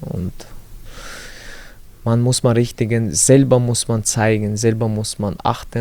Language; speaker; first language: German; non-native, learner; Chechen